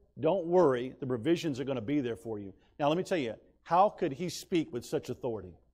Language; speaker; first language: English; native; English